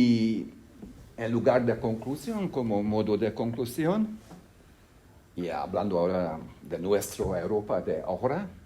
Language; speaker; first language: Spanish; non-native, fluent; Hungarian